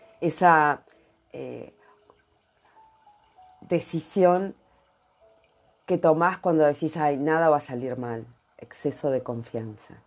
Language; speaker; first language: Spanish; native; Spanish